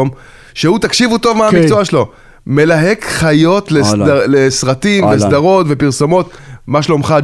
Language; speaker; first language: Hebrew; native; Hebrew